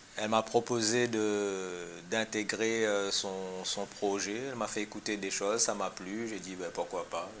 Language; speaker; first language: French; native; French